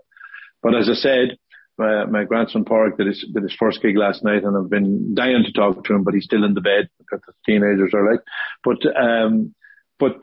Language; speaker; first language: English; native; English